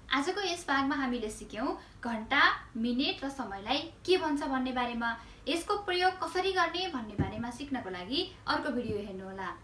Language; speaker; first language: Nepali; native; Nepali